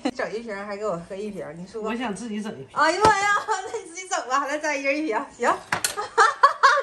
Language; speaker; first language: Chinese; native; Chinese